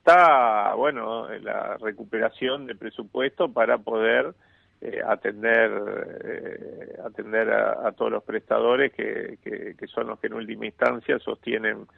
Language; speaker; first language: Spanish; native; Spanish